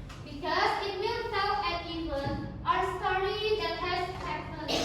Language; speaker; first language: English; non-native, learner; Indonesian